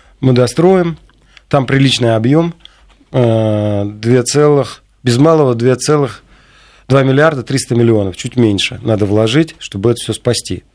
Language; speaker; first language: Russian; native; Russian